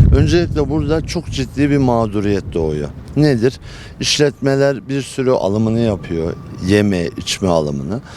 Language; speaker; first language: Turkish; native; Turkish